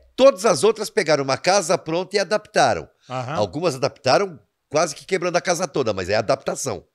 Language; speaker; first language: Portuguese; native; Portuguese